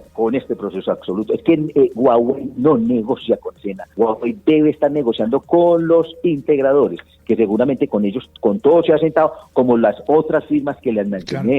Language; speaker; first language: Spanish; native; Spanish